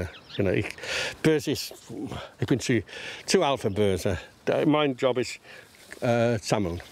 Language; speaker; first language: German; non-native, learner; English